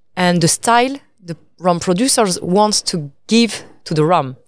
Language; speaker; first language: English; non-native, fluent; French